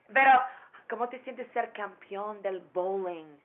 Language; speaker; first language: Spanish; non-native, learner; English